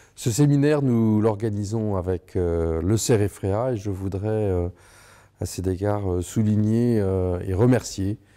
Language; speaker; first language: French; native; French